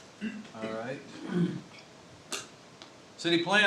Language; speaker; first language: English; native; English